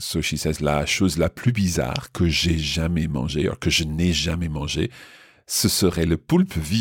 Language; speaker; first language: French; non-native, fluent; English